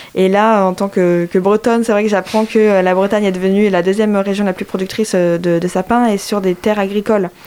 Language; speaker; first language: French; native; French